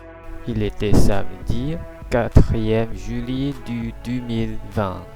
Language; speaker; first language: French; non-native, learner; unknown